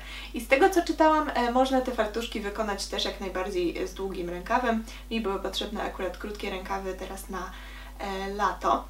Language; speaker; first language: Polish; native; Polish